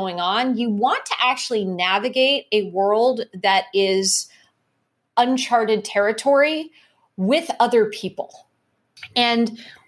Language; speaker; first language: English; native; English